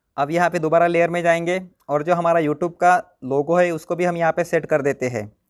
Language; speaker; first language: Hindi; non-native, local second language; Marathi